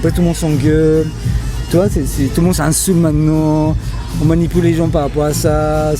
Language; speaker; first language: French; non-native, fluent; Spanish